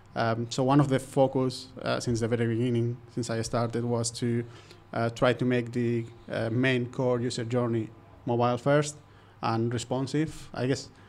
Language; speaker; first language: English; non-native, fluent; Spanish